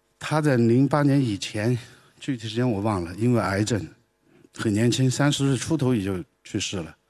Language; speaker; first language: Chinese; native; Chinese